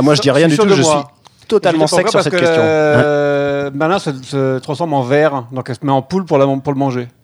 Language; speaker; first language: French; native; French